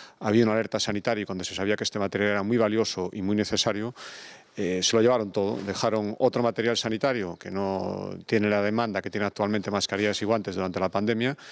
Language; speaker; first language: Spanish; native; Spanish